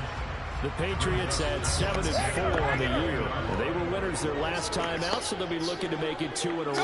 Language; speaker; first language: English; native; English